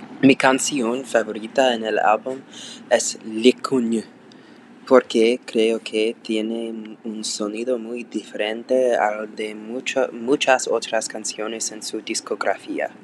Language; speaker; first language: Spanish; non-native, learner; English